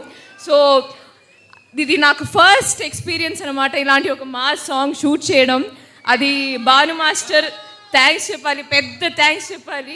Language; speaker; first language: Telugu; non-native, local second language; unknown